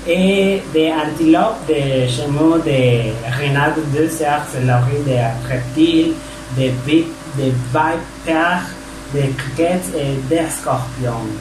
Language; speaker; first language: French; non-native, learner; Spanish